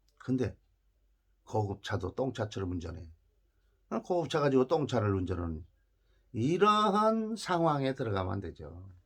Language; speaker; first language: Korean; native; Korean